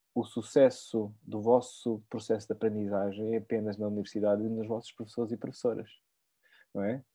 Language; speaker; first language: Portuguese; native; Portuguese